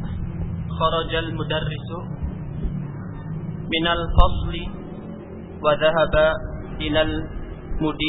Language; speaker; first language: Arabic; non-native, learner; Indonesian